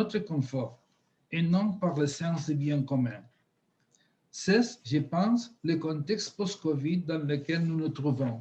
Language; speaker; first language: French; non-native, fluent; Spanish